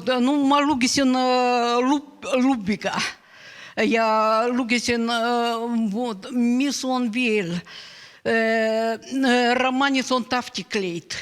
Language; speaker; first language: Estonian; non-native, learner; Russian